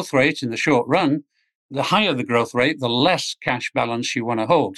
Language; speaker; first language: English; native; English